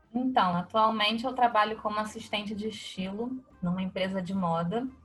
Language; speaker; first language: Portuguese; native; Portuguese